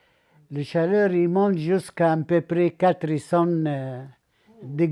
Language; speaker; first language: French; non-native, learner; Arabic